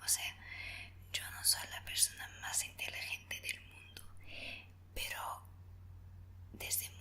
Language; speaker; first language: Spanish; non-native, fluent; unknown